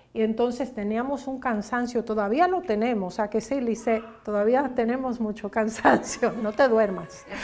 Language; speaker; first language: Spanish; early bilingual, heritage; Spanish